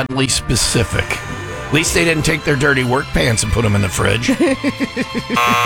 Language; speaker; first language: English; native; English